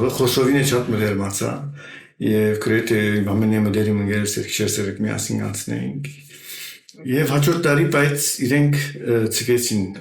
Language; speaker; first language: Armenian; early bilingual, heritage; Armenian